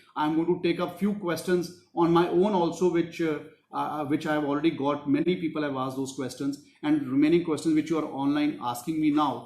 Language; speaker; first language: English; non-native, local second language; Punjabi